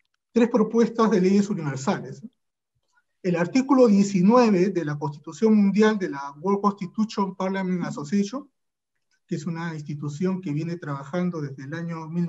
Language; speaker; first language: Spanish; native; Spanish